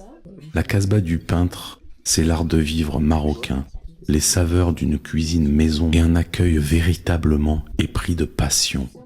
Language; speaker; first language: French; native; French